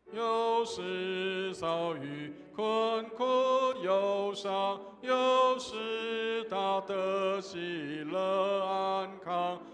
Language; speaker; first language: Chinese; native; Chinese